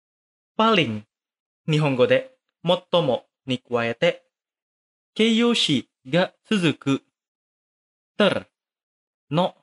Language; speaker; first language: Japanese; non-native, fluent; Indonesian